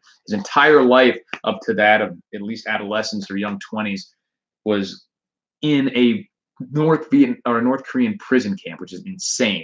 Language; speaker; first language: English; native; English